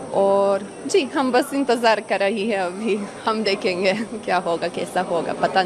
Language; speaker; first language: Hindi; non-native, fluent; Croatian